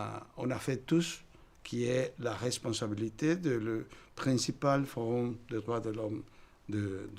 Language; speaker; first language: French; non-native, fluent; Spanish